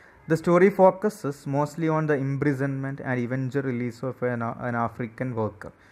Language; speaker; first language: English; non-native, local second language; Malayalam